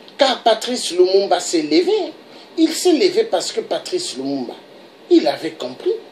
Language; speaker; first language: French; non-native, local second language; Lingala